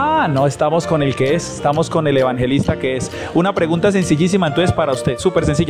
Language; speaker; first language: Spanish; native; Spanish